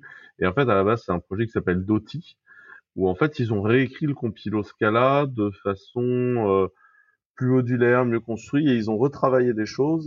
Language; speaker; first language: French; native; French